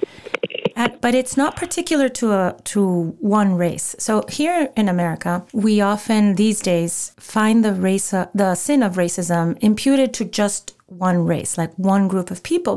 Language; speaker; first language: English; non-native, fluent; Spanish